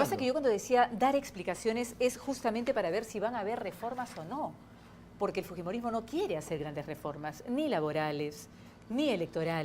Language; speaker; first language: Spanish; native; Spanish